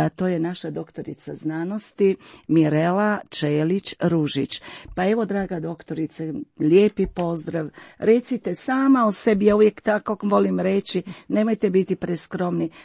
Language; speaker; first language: Croatian; native; Croatian